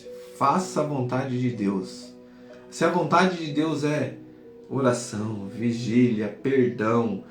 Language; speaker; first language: Portuguese; native; Portuguese